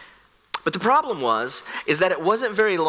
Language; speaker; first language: English; native; English